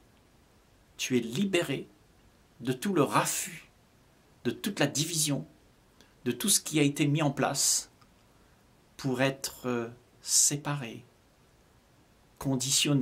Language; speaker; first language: French; native; French